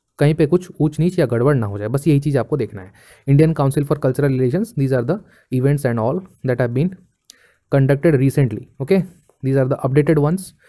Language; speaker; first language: Hindi; native; Hindi